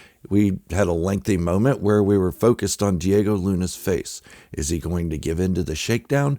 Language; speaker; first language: English; native; English